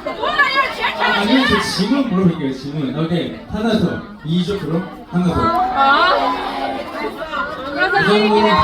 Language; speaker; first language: Korean; non-native, fluent; Chinese